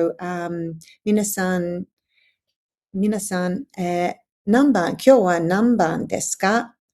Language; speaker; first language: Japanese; non-native, learner; English